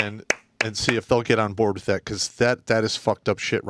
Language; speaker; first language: English; native; English